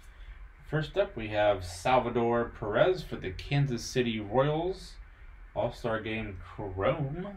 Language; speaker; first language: English; native; English